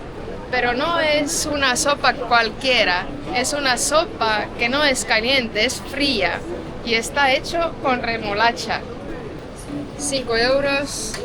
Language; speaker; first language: Spanish; non-native, fluent; Estonian